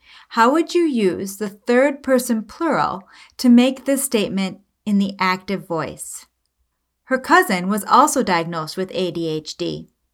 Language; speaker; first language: English; native; English